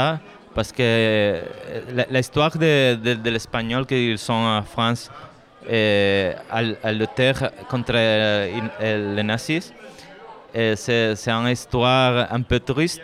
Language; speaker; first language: French; non-native, fluent; Spanish